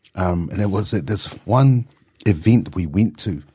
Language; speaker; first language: English; native; English